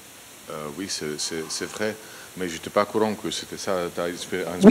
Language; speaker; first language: French; non-native, fluent; Slovenian